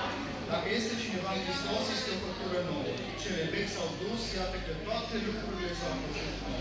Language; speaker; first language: Romanian; native; Romanian